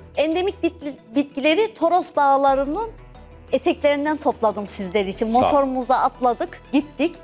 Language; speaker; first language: Turkish; native; Turkish